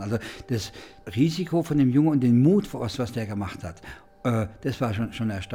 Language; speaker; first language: German; native; German